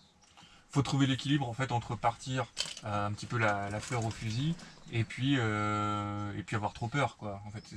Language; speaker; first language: French; native; French